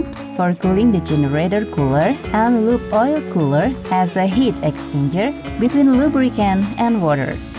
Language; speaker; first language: English; non-native, fluent; Indonesian